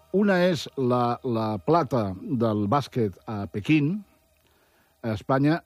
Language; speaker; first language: Catalan; native; Catalan